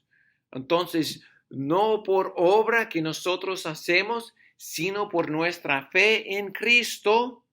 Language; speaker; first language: Spanish; non-native, fluent; English